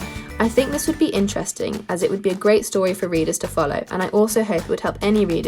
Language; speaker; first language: English; native; English